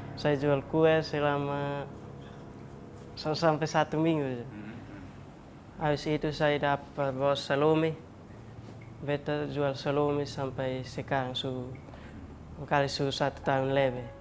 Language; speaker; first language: Indonesian; non-native, local second language; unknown